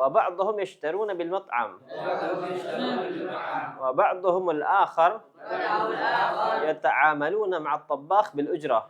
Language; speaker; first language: Arabic; non-native, fluent; Indonesian